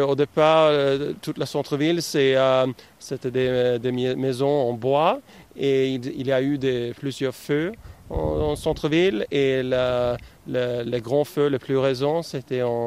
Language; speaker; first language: French; non-native, fluent; Norwegian